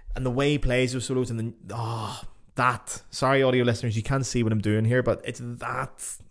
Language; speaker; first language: English; native; English